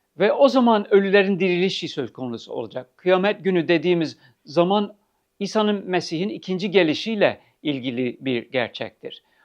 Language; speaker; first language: Turkish; non-native, fluent; English